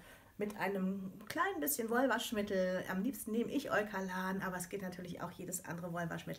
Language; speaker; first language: German; native; German